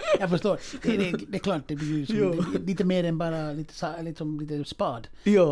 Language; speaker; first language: Swedish; native; Swedish